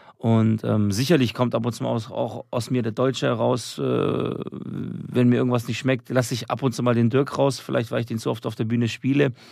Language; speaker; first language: German; early bilingual, other home language; Albanian